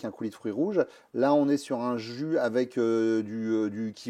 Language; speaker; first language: French; native; French